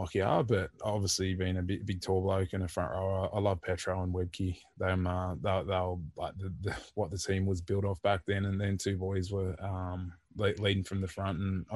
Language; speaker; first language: English; native; English